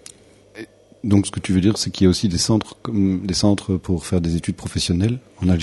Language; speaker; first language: French; native; French